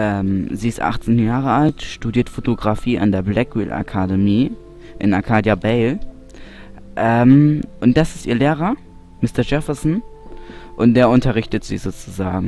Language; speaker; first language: German; native; German